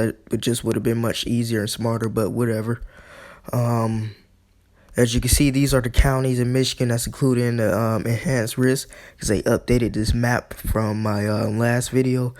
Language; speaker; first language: English; native; English